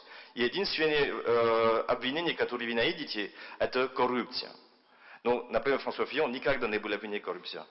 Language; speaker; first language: Russian; non-native, fluent; French